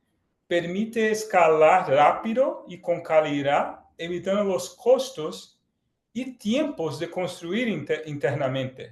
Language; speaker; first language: Spanish; non-native, fluent; Portuguese